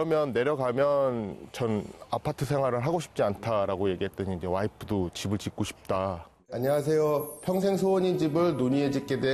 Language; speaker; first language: Korean; native; Korean